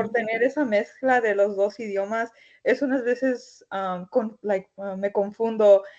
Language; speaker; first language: Spanish; early bilingual, heritage; Spanish